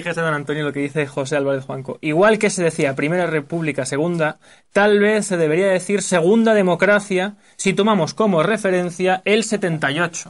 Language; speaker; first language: Spanish; native; Spanish